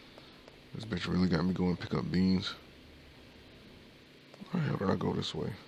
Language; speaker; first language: English; native; English